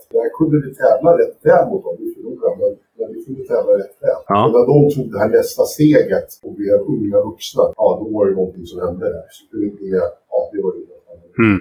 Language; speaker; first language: Swedish; native; Swedish